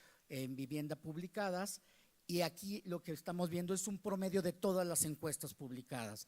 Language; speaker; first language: Spanish; native; Spanish